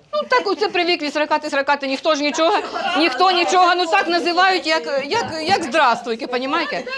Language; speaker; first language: Ukrainian; native; Ukrainian